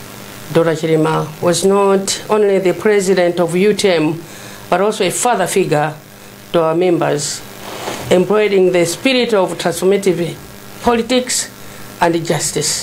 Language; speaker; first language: English; non-native, local second language; Nyanja